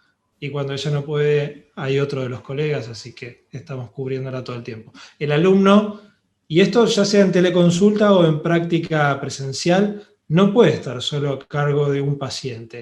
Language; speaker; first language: Spanish; native; Spanish